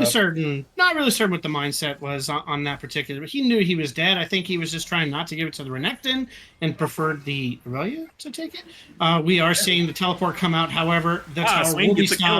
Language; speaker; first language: English; native; English